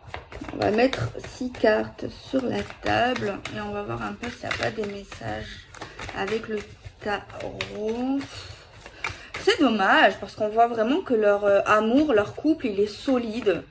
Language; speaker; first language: French; native; French